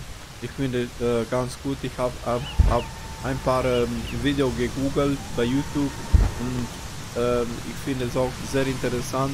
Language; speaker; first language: German; non-native, fluent; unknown